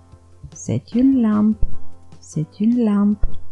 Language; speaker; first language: French; non-native, fluent; Romanian